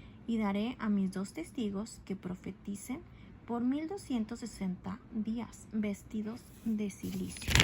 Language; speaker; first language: Spanish; native; Spanish